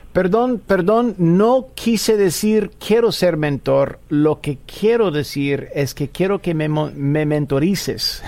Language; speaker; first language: Spanish; non-native, fluent; English